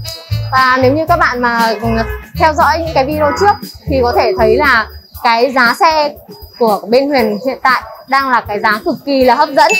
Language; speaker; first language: Vietnamese; native; Vietnamese